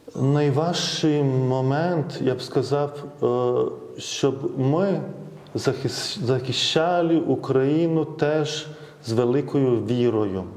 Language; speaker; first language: Ukrainian; non-native, fluent; Lithuanian